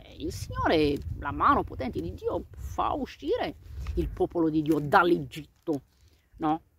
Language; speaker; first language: Italian; non-native, fluent; Romanian